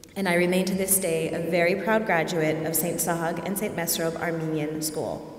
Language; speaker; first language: English; native; English